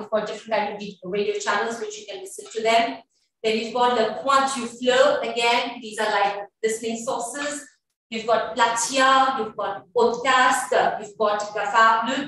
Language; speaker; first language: English; non-native, local second language; Hindi